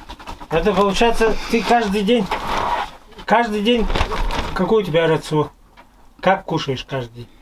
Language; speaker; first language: Russian; native; Russian